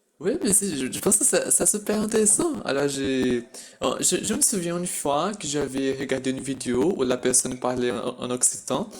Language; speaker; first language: French; non-native, fluent; Portuguese